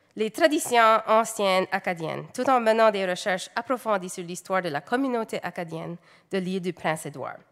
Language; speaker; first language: French; native; French